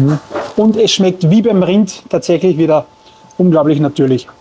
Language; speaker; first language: German; native; German